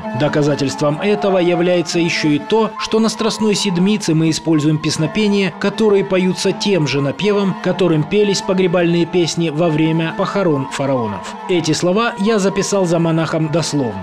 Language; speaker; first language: Russian; native; Russian